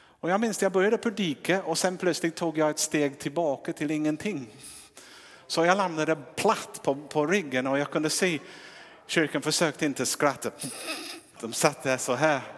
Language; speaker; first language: Swedish; non-native, fluent; English